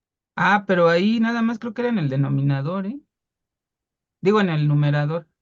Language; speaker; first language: Spanish; native; Spanish